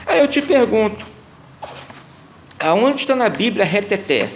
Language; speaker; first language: Portuguese; native; Portuguese